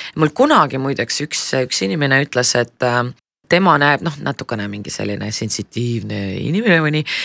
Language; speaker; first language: Estonian; non-native, local second language; Russian